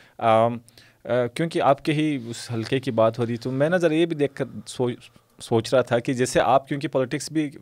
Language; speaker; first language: Urdu; non-native, local second language; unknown